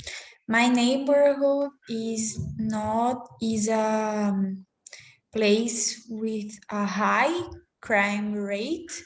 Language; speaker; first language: English; non-native, learner; Portuguese